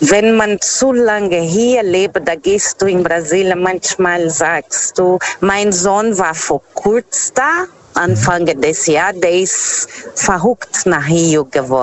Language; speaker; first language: German; non-native, fluent; Portuguese